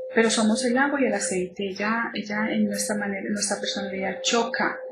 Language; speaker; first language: Spanish; native; Spanish